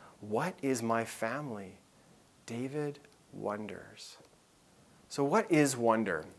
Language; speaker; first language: English; native; English